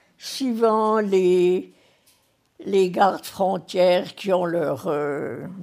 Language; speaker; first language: French; native; French